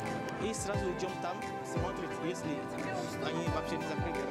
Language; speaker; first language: Russian; non-native, learner; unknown